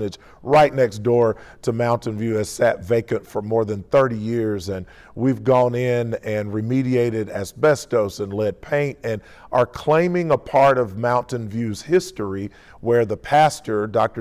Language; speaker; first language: English; native; English